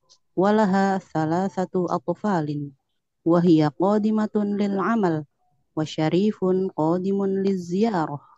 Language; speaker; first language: Arabic; non-native, learner; Indonesian